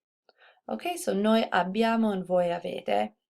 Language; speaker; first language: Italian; non-native, fluent; English